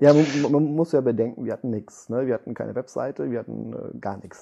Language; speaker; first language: German; native; German